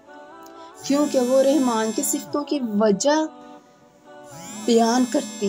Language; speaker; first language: Urdu; native; Urdu